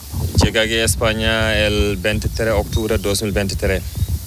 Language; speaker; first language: Spanish; non-native, learner; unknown